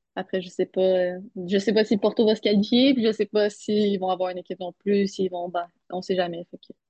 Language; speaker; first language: French; native; French